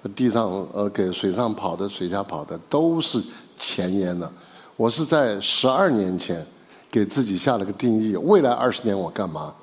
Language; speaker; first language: Chinese; native; Chinese